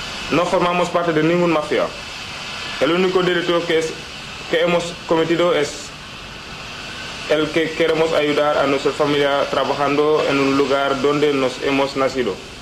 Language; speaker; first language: Spanish; non-native, learner; Wolof